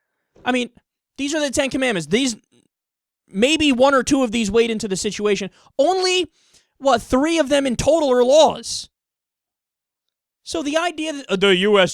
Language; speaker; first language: English; native; English